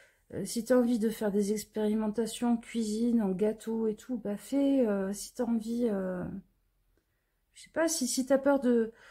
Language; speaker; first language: French; native; French